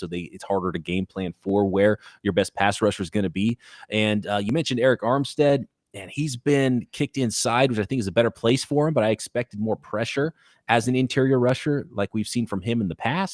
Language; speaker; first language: English; native; English